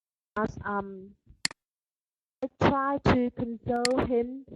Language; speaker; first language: English; non-native, learner; Vietnamese